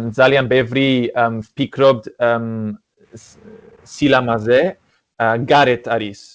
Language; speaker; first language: Georgian; non-native, learner; English